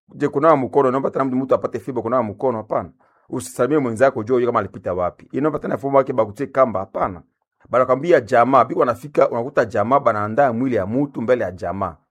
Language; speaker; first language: Swahili; non-native, local second language; Nande